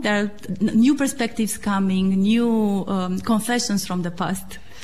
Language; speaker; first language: English; non-native, fluent; Romanian